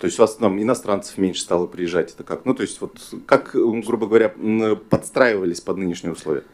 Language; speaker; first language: Russian; native; Russian